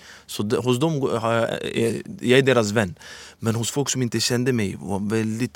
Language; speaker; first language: Swedish; early bilingual, other home language; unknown